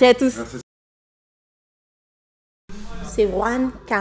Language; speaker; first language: French; native; French